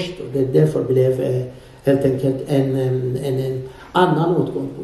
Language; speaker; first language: Swedish; non-native, fluent; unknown